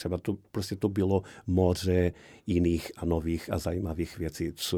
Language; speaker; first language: Czech; non-native, fluent; Portuguese